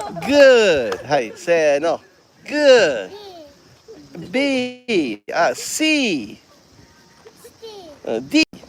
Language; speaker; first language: Japanese; non-native, learner; English